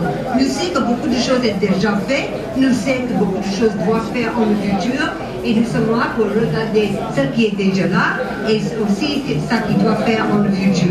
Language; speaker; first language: French; non-native, learner; English